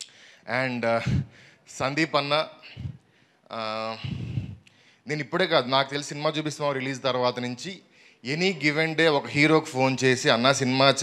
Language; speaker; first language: Telugu; native; Telugu